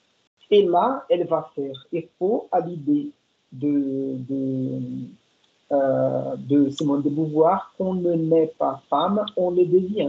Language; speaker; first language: French; non-native, fluent; Portuguese